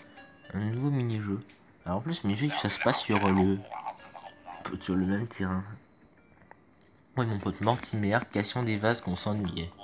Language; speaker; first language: French; native; French